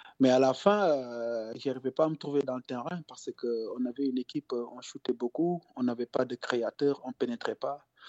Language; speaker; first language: French; non-native, local second language; Wolof